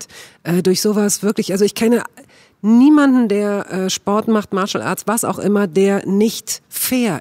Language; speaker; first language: German; native; German